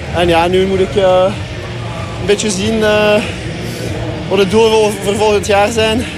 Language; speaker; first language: Dutch; non-native, local second language; French